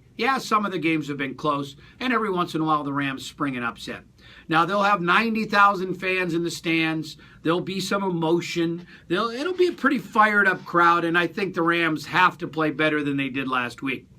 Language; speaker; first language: English; native; English